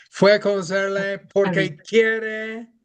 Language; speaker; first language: Spanish; non-native, fluent; English